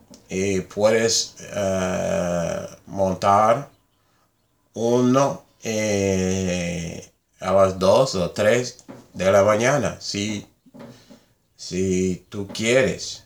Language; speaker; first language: Spanish; non-native, learner; English